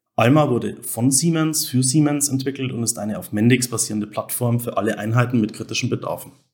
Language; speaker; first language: German; native; German